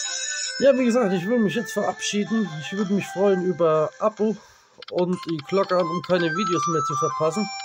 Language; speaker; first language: German; native; German